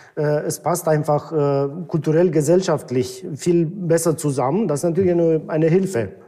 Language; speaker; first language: German; non-native, fluent; Romanian